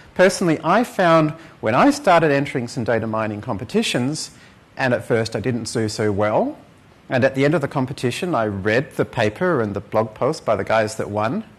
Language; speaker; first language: English; native; English